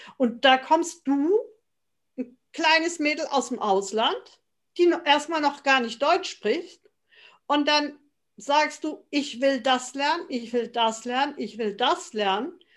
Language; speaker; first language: German; native; German